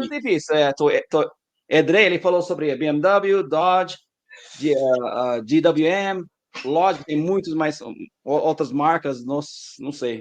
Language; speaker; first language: Portuguese; non-native, learner; English